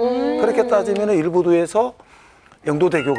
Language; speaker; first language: Korean; native; Korean